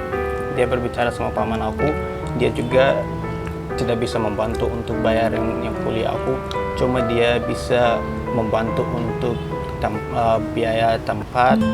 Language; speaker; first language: Indonesian; non-native, fluent; Hausa